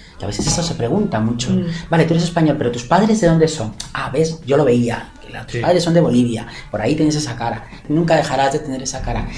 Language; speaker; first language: Spanish; native; Spanish